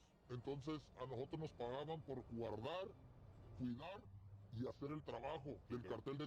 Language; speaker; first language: Spanish; native; Spanish